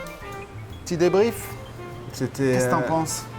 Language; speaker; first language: French; native; French